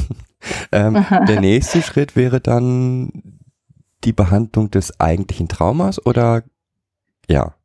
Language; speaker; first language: German; native; German